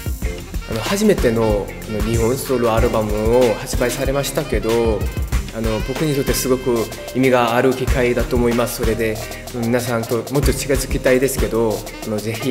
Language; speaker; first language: Japanese; non-native, fluent; Korean